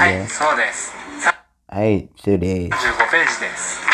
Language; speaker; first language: Japanese; non-native, fluent; Indonesian